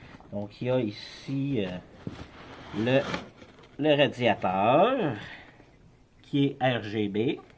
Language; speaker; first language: French; native; French